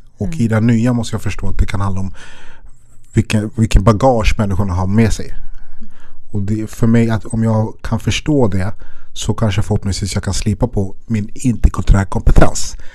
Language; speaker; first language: Swedish; early bilingual, other home language; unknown